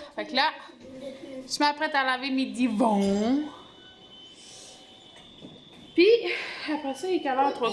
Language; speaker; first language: French; native; French